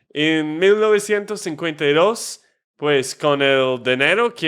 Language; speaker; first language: Spanish; non-native, fluent; English